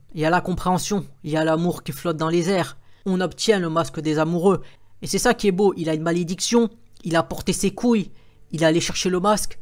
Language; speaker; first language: French; native; French